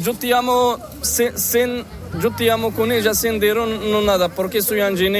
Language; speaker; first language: Spanish; non-native, learner; Arabic